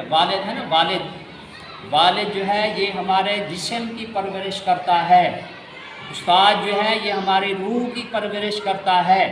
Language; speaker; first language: Urdu; native; Urdu